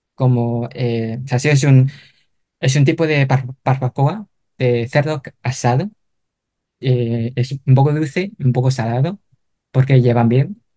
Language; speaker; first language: Spanish; non-native, fluent; Cantonese